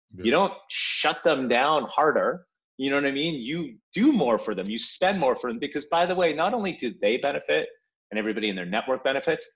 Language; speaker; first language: English; early bilingual, other home language; Polish